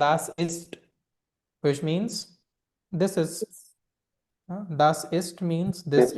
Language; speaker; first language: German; non-native, fluent; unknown